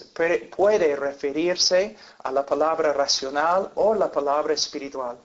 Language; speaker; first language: Spanish; non-native, fluent; English